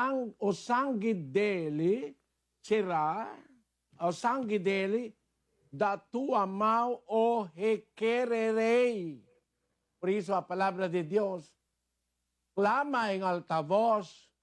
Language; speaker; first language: Portuguese; non-native, learner; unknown